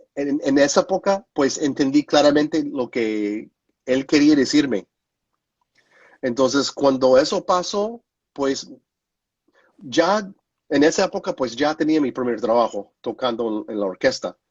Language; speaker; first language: Spanish; non-native, fluent; English